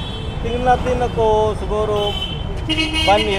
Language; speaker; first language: Filipino; non-native, learner; Punjabi